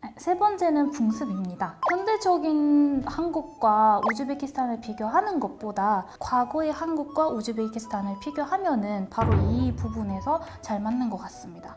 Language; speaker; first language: Korean; non-native, fluent; Uzbek